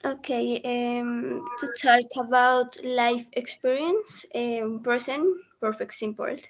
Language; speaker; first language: English; non-native, learner; Spanish